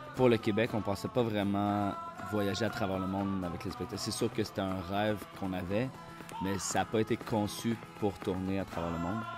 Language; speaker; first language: French; native; French